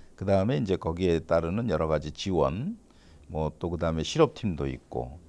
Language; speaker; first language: Korean; native; Korean